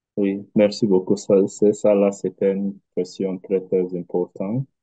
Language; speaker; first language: French; non-native, learner; English